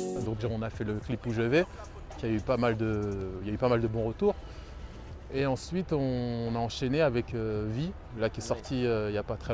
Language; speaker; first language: French; native; French